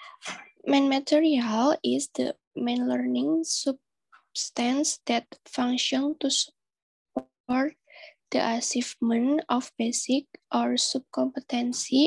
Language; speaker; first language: English; non-native, learner; Indonesian